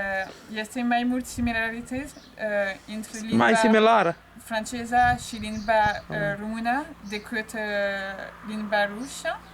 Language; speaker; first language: Romanian; non-native, learner; French